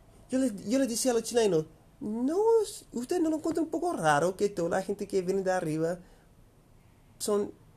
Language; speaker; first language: Spanish; non-native, fluent; English